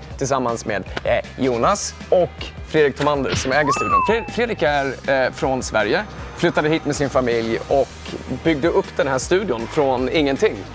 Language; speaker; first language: Swedish; native; Swedish